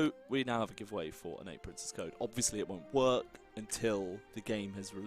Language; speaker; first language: English; native; English